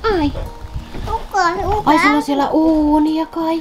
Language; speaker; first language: Finnish; native; Finnish